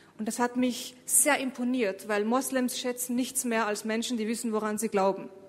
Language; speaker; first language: German; early bilingual, other home language; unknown